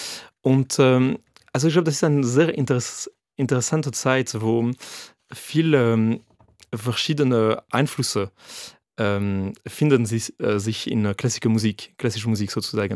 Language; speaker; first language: German; non-native, fluent; French